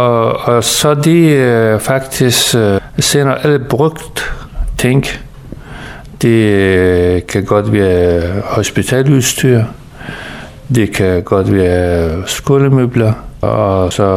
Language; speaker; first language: Danish; early bilingual, other home language; Persian